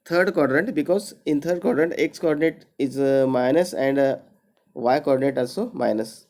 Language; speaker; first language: English; non-native, local second language; Marathi